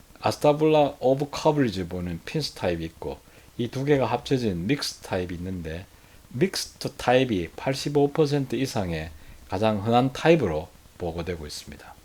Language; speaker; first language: Korean; native; Korean